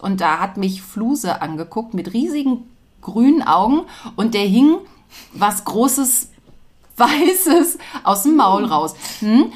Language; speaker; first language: German; native; German